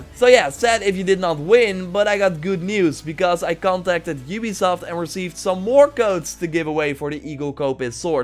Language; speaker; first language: English; non-native, fluent; Dutch